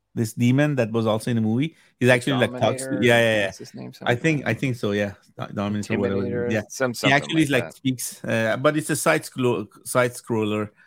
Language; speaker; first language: English; non-native, fluent; Persian